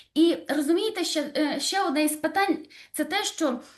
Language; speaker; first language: Ukrainian; native; Ukrainian